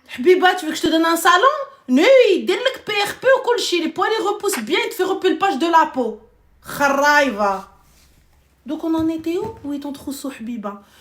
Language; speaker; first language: French; early bilingual, other home language; Arabic